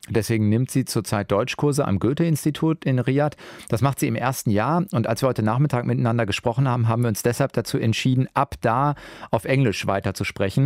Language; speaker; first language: German; native; German